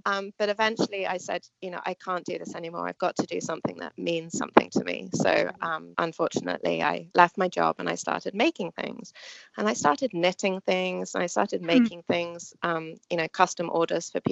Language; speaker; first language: English; native; English